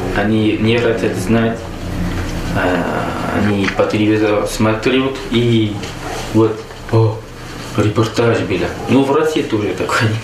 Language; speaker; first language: Russian; non-native, learner; French